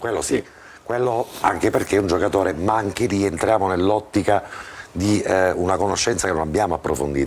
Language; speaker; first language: Italian; native; Italian